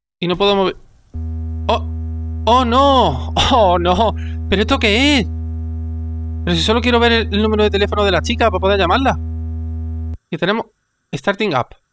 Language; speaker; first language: Spanish; native; Spanish